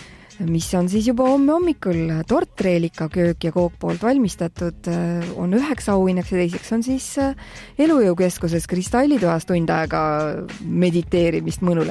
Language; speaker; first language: Estonian; native; Estonian